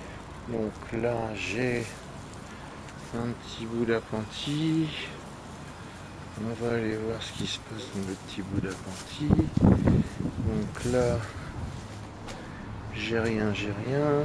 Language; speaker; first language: French; native; French